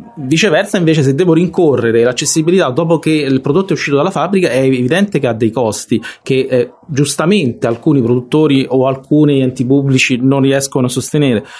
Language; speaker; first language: Italian; native; Italian